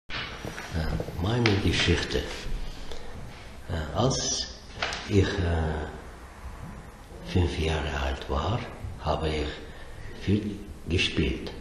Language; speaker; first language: German; non-native, learner; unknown